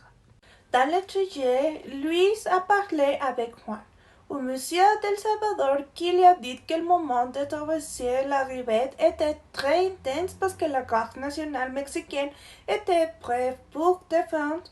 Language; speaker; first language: French; non-native, learner; Spanish